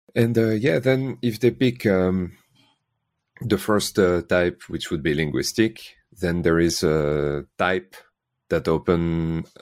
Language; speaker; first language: English; non-native, fluent; French